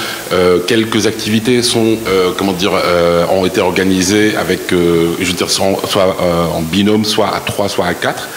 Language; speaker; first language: French; non-native, local second language; Arabic